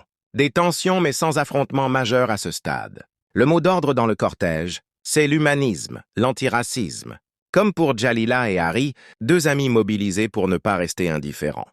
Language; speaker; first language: French; native; French